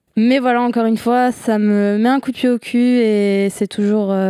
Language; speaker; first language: French; native; French